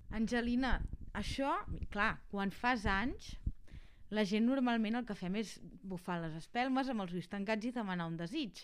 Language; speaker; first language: Catalan; native; Catalan